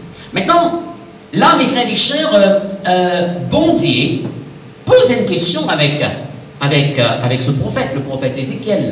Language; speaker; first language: French; non-native, local second language; Morisyen